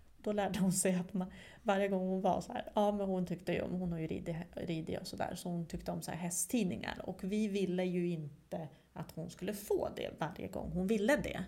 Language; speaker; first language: Swedish; non-native, fluent; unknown